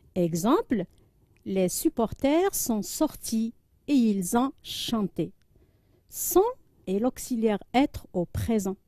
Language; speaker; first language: French; non-native, local second language; Arabic